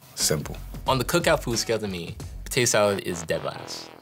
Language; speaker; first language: English; native; English